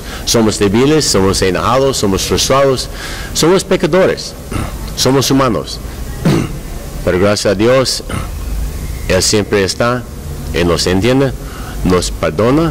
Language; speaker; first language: Spanish; non-native, learner; English